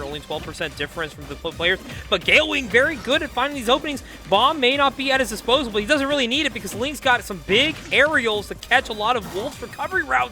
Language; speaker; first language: English; native; English